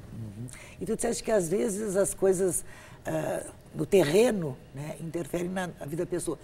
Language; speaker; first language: Portuguese; native; Portuguese